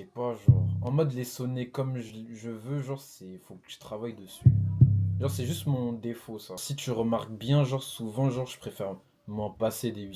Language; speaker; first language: French; native; French